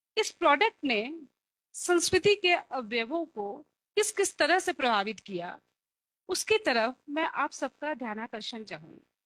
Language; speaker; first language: Hindi; native; Hindi